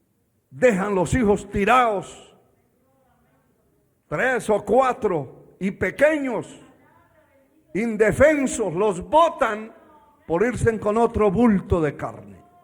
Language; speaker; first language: Spanish; native; Spanish